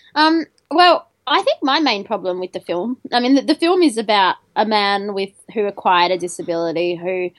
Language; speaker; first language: English; native; English